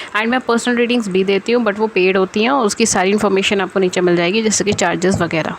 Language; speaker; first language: Hindi; native; Hindi